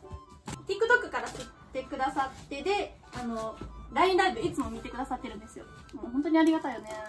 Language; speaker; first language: Japanese; native; Japanese